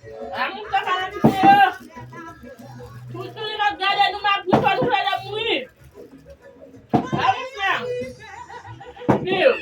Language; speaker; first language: Portuguese; non-native, learner; Haitian Creole